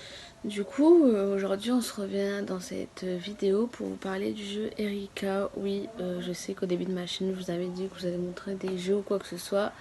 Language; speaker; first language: French; native; French